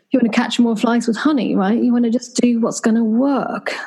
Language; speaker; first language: English; non-native, fluent; Swedish